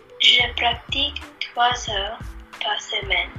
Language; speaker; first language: French; non-native, learner; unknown